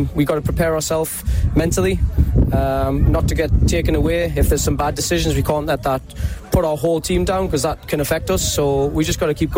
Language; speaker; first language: English; native; English